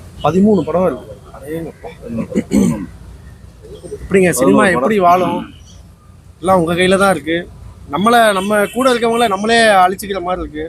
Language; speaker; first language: Tamil; native; Tamil